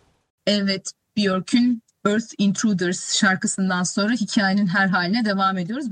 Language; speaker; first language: Turkish; native; Turkish